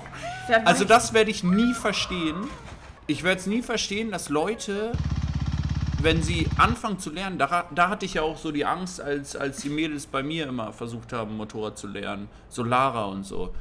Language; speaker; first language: German; native; German